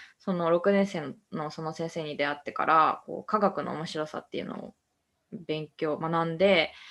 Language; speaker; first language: Japanese; native; Japanese